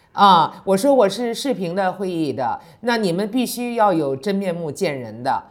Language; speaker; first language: Chinese; native; Chinese